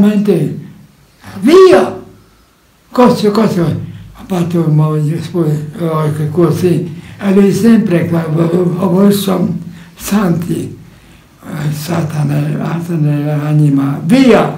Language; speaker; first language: Italian; non-native, learner; Polish